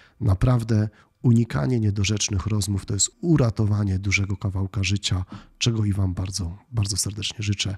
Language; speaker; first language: Polish; native; Polish